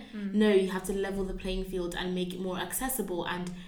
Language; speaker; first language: English; native; English